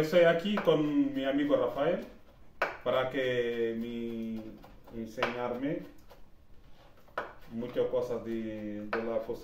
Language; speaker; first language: Spanish; non-native, learner; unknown